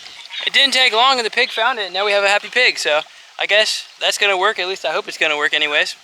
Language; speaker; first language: English; native; English